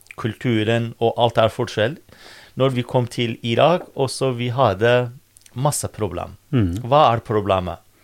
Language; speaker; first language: Norwegian; non-native, fluent; Kurdish